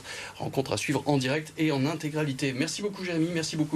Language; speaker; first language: French; native; French